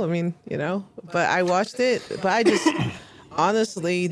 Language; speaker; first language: English; non-native, local second language; Cantonese